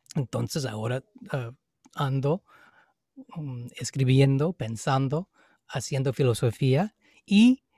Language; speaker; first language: Spanish; non-native, fluent; English